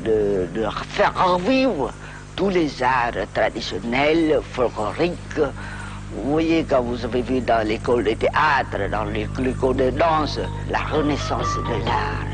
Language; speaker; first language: French; non-native, local second language; Khmer